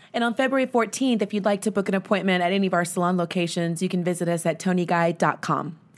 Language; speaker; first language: English; native; English